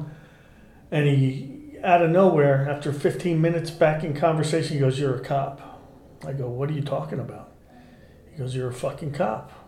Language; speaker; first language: English; native; English